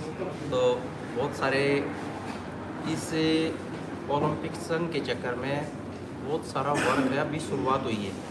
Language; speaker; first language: Hindi; native; Hindi